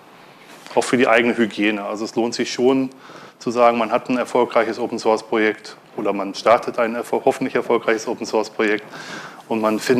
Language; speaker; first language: German; native; German